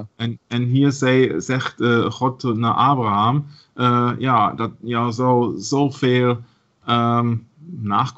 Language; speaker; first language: Dutch; non-native, learner; German